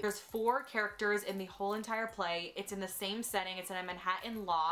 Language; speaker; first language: English; native; English